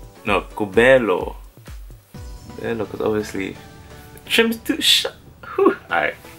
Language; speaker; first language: English; native; English